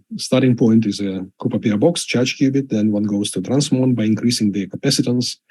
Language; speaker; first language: English; non-native, fluent; Russian